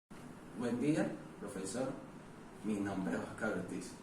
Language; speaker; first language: Spanish; native; Spanish